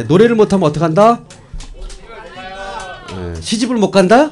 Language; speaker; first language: Korean; native; Korean